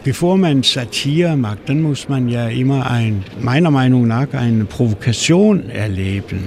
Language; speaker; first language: German; non-native, fluent; Danish